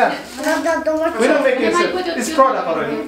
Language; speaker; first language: English; non-native, fluent; Indonesian